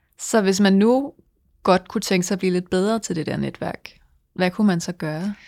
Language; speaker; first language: Danish; native; Danish